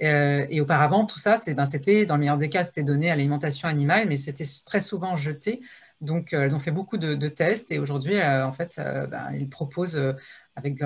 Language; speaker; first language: French; native; French